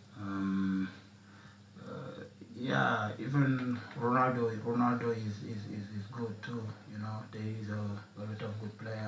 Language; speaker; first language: English; non-native, learner; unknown